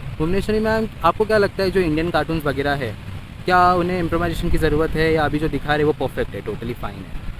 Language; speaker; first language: Hindi; native; Hindi